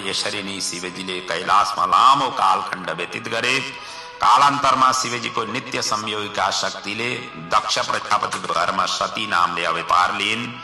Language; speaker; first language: Nepali; native; Nepali